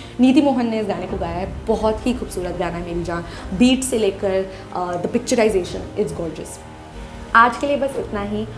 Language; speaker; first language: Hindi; native; Hindi